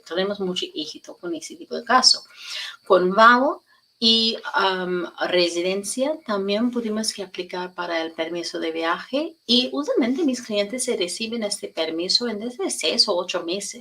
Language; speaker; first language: Spanish; non-native, learner; English